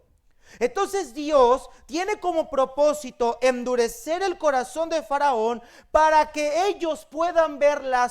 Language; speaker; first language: Spanish; native; Spanish